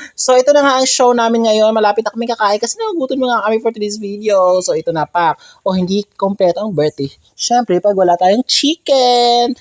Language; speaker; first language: Filipino; non-native, local second language; Cebuano